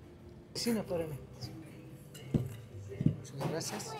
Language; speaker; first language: Spanish; non-native, learner; Croatian